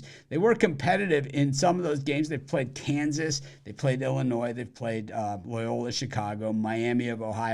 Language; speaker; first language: English; native; English